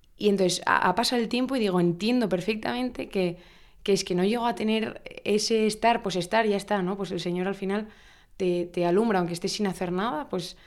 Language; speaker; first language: Spanish; native; Spanish